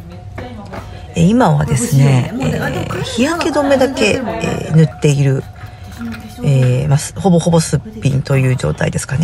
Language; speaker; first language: Japanese; native; Japanese